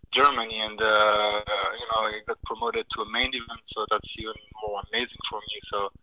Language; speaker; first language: English; non-native, fluent; French